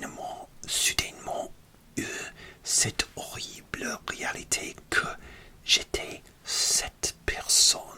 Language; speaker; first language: French; non-native, learner; English